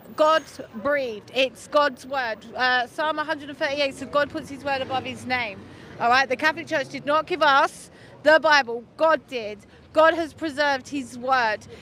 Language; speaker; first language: English; native; English